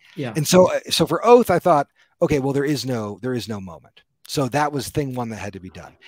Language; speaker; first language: English; native; English